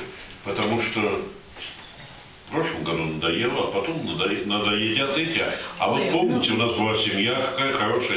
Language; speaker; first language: Russian; native; Russian